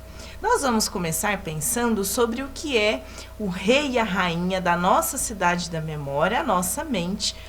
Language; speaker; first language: Portuguese; native; Portuguese